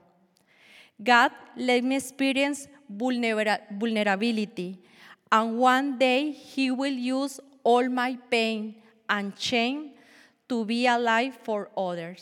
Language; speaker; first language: English; non-native, fluent; Spanish